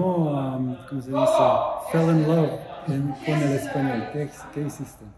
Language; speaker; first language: Spanish; non-native, fluent; German